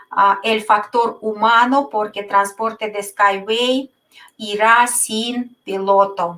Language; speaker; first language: Spanish; non-native, fluent; Russian